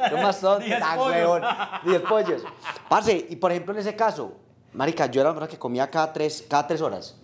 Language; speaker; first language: Spanish; native; Spanish